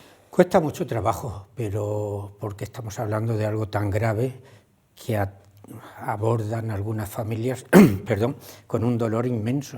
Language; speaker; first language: Spanish; native; Spanish